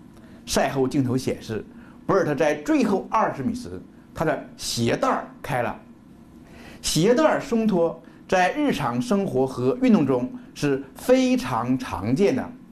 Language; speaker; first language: Chinese; native; Chinese